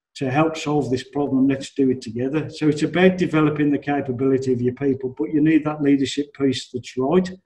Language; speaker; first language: English; native; English